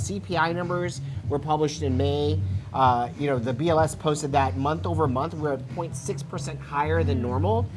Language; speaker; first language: English; native; English